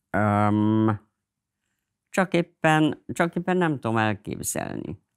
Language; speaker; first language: Hungarian; native; Hungarian